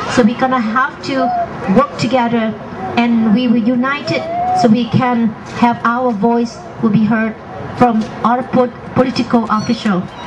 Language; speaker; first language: English; non-native, fluent; Vietnamese